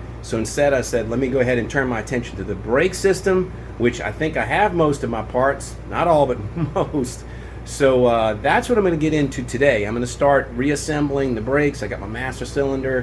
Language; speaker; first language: English; native; English